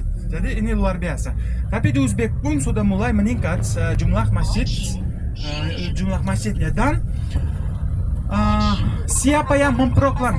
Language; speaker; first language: Indonesian; non-native, fluent; Uzbek